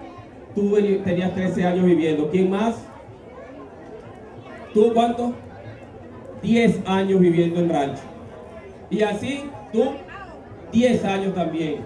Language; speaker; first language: Spanish; native; Spanish